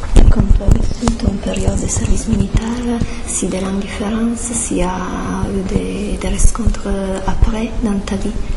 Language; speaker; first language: French; non-native, learner; Italian